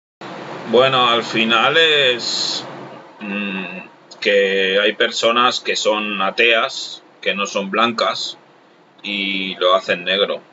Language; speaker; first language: Spanish; non-native, local second language; Catalan